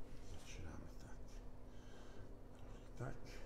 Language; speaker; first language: Polish; non-native, fluent; Italian